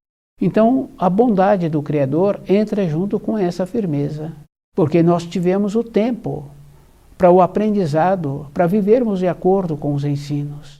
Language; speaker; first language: Portuguese; native; Portuguese